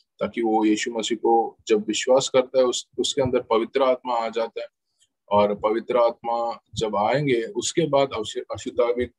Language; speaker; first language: Hindi; non-native, local second language; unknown